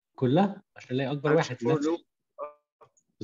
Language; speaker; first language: Arabic; native; Arabic